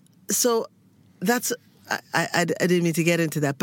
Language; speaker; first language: English; native; English